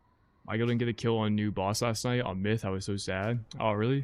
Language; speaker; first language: English; native; English